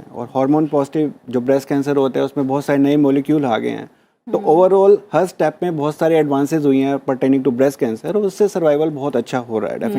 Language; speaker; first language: Hindi; native; Hindi